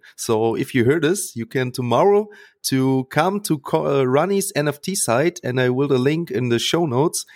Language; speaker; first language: English; non-native, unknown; German